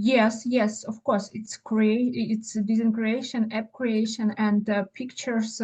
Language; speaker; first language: English; non-native, learner; Ukrainian